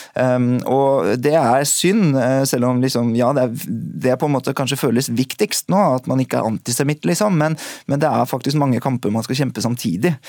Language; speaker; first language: Norwegian; early bilingual, other home language; Urdu